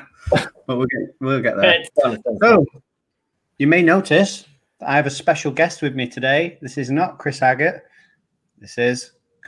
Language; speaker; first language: English; native; English